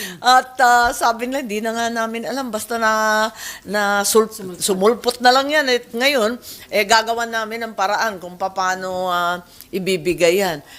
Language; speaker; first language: Filipino; native; Filipino